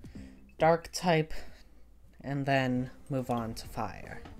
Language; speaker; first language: English; native; English